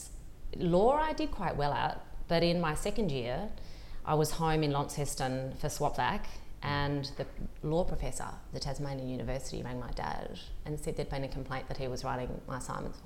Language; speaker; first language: English; native; English